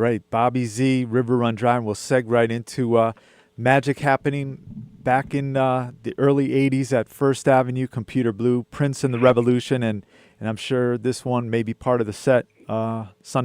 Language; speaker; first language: English; native; English